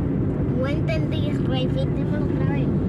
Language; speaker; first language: Spanish; early bilingual, other home language; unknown